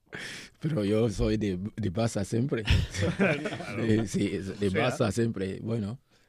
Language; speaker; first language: Spanish; non-native, learner; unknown